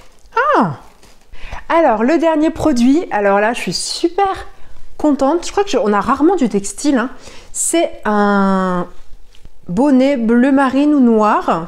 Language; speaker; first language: French; native; French